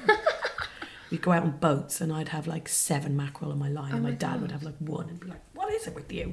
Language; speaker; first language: English; native; English